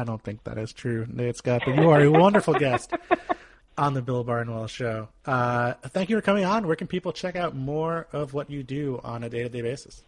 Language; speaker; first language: English; native; English